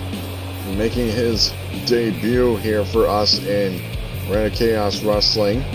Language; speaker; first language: English; native; English